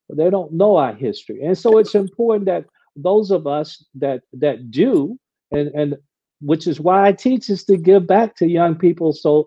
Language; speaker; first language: English; native; English